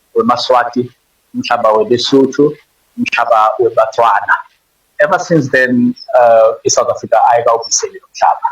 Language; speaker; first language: Zulu; non-native, local second language; Swati